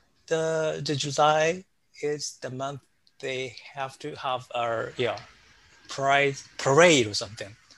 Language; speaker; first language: English; non-native, fluent; Japanese